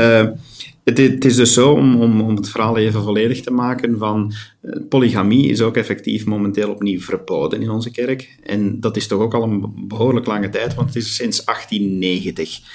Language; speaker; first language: Dutch; native; Dutch